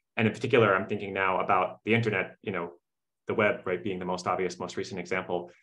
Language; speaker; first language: English; native; English